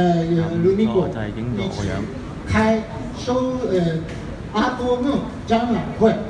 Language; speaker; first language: Chinese; non-native, fluent; Japanese